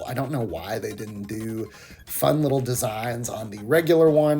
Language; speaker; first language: English; native; English